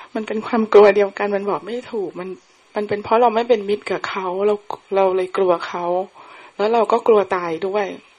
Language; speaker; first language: Thai; native; Thai